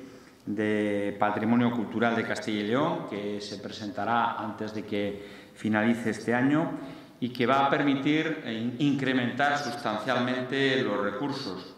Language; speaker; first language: Spanish; native; Spanish